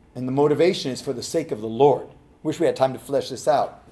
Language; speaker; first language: English; native; English